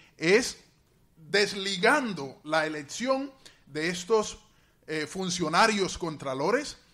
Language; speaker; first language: Spanish; native; Spanish